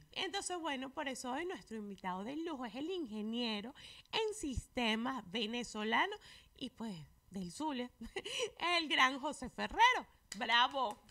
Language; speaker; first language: Spanish; native; Spanish